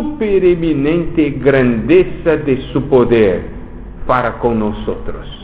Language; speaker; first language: Spanish; non-native, fluent; Portuguese